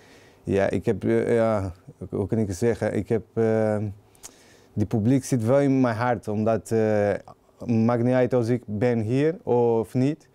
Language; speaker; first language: Dutch; non-native, learner; Portuguese